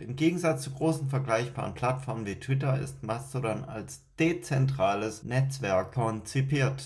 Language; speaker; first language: German; native; German